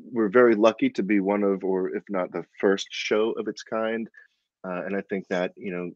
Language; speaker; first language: English; native; English